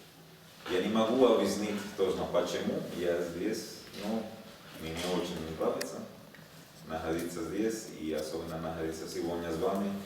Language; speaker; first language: Russian; non-native, learner; Spanish